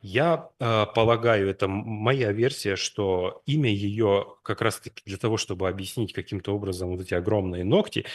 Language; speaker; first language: Russian; native; Russian